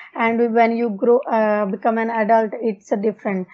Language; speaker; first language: English; non-native, local second language; Punjabi